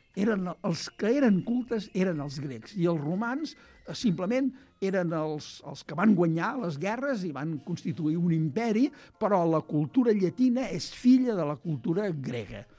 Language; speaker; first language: Catalan; native; Catalan